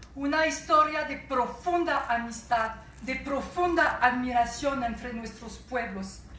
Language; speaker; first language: Spanish; non-native, fluent; French